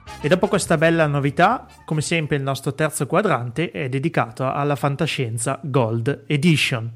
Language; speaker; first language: Italian; native; Italian